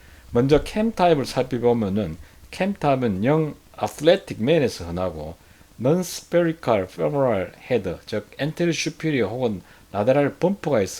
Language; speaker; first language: Korean; native; Korean